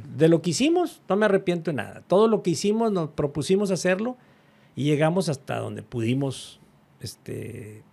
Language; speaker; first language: Spanish; native; Spanish